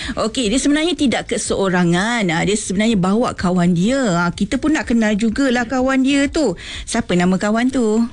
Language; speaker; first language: Malay; native; Malay